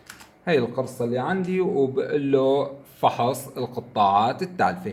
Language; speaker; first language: Arabic; native; Arabic